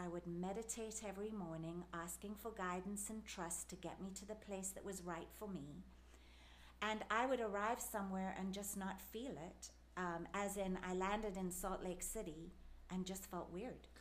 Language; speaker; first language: English; native; English